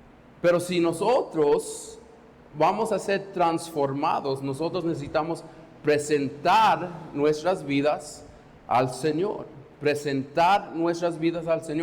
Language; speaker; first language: Spanish; non-native, fluent; English